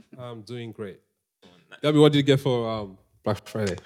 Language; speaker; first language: English; non-native, local second language; Igbo